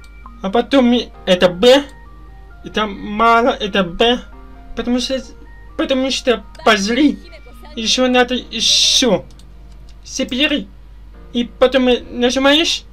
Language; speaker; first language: Russian; non-native, learner; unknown